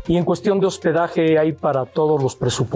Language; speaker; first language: Spanish; native; Spanish